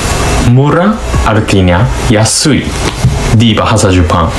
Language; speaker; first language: Indonesian; non-native, learner; Japanese